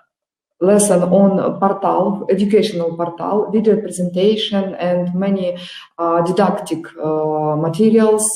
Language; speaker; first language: English; non-native, learner; Russian